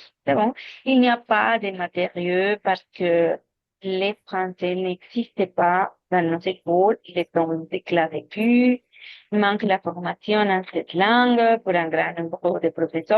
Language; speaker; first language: French; non-native, fluent; Spanish